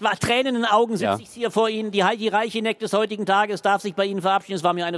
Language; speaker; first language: German; native; German